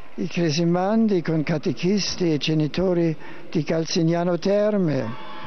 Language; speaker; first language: Italian; non-native, fluent; German